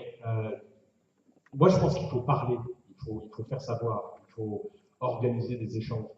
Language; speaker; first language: French; native; French